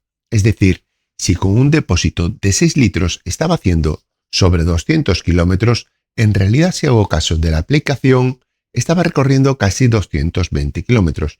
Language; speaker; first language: Spanish; native; Spanish